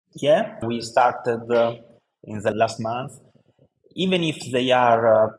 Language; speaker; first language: English; non-native, fluent; Italian